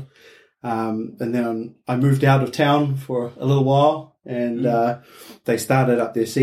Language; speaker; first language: English; native; English